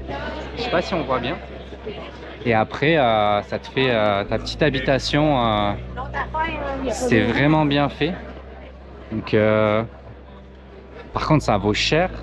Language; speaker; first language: French; native; French